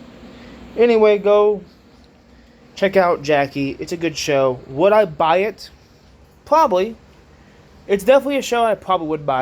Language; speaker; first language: English; native; English